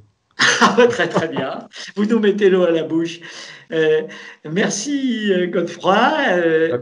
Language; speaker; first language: French; native; French